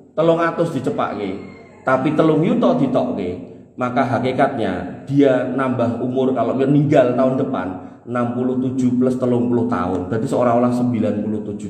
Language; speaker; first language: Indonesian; non-native, local second language; Javanese